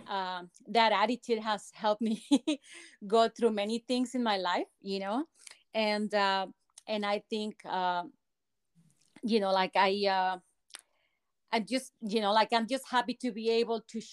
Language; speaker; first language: English; non-native, fluent; Spanish